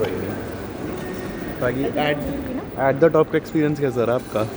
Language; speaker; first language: Hindi; native; Hindi